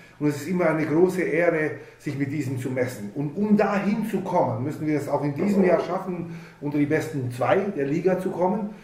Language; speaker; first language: German; native; German